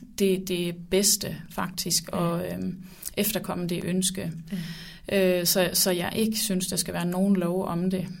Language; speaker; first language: Danish; native; Danish